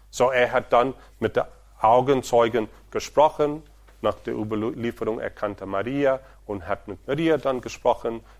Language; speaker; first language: German; non-native, fluent; Portuguese